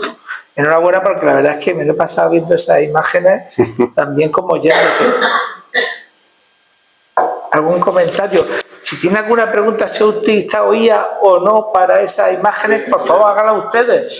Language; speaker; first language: Spanish; native; Spanish